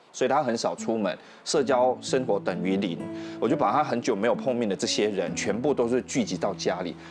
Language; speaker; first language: Chinese; native; Chinese